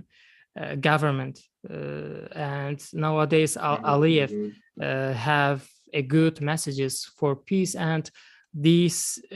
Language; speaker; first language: English; non-native, learner; Azerbaijani